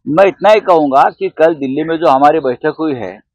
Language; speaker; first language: Hindi; non-native, local second language; Marathi